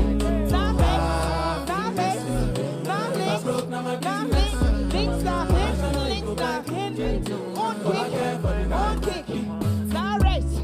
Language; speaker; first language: German; native; German